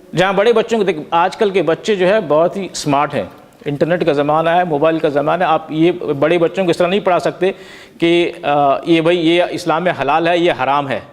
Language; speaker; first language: Urdu; native; Urdu